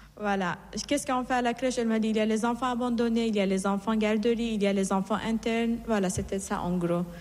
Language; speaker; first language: French; non-native, fluent; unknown